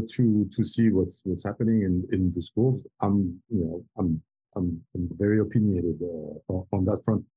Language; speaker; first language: English; non-native, fluent; French